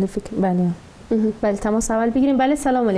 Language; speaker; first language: Persian; native; Persian